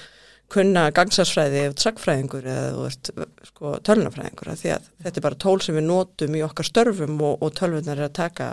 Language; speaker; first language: Icelandic; native; Icelandic